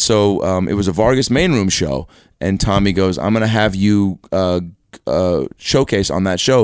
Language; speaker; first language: English; native; English